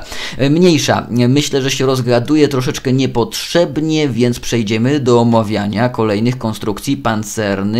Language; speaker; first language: Polish; native; Polish